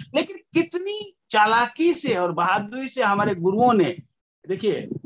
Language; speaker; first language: Hindi; native; Hindi